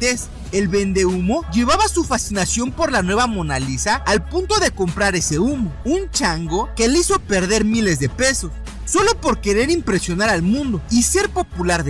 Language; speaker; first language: Spanish; native; Spanish